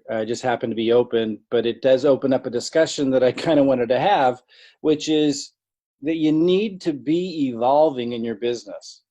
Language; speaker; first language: English; native; English